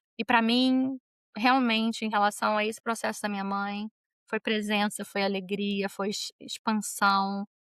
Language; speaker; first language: Portuguese; native; Portuguese